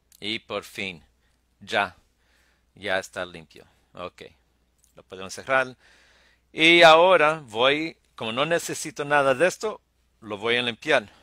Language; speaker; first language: Spanish; early bilingual, heritage; Spanish